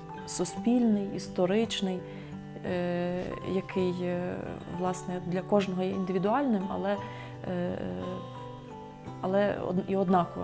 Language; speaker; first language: Ukrainian; native; Ukrainian